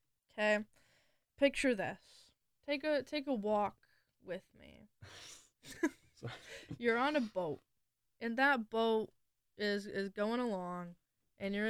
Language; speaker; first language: English; native; English